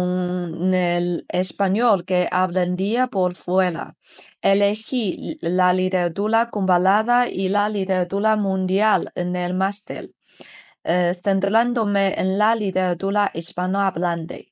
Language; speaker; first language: Spanish; non-native, fluent; Chinese